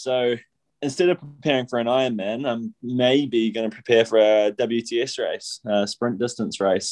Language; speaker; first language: English; native; English